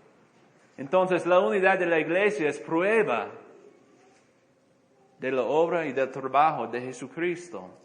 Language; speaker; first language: Spanish; non-native, fluent; English